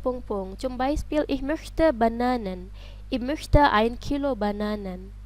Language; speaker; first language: German; non-native, fluent; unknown